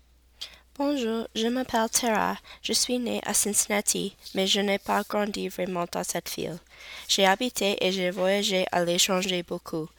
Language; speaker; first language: French; non-native, learner; English